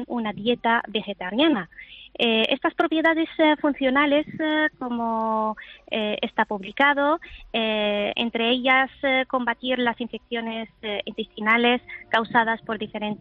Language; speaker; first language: Spanish; non-native, fluent; Arabic